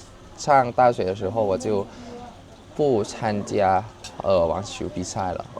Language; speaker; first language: Chinese; non-native, fluent; Thai